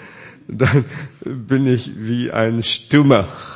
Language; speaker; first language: German; non-native, fluent; Korean